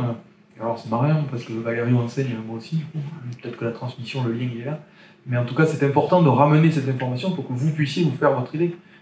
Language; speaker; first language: French; native; French